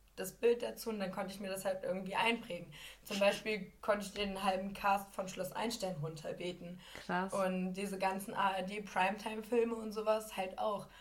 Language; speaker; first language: German; native; German